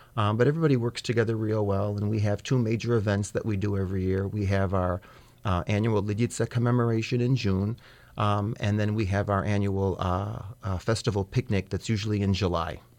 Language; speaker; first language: English; early bilingual, other home language; Czech